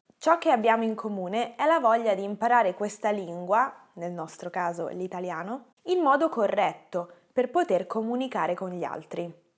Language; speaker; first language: Italian; native; Italian